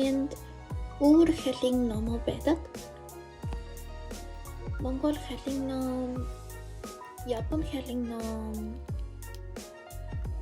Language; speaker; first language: Mongolian; non-native, fluent; Spanish